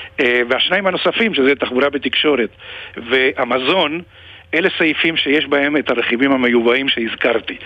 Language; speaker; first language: Hebrew; non-native, fluent; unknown